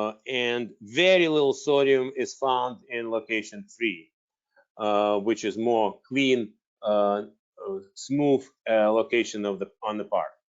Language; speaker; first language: English; non-native, fluent; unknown